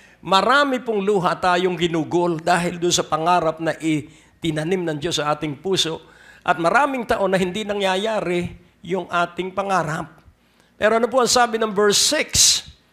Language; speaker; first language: Filipino; native; Filipino